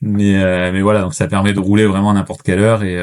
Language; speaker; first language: French; native; French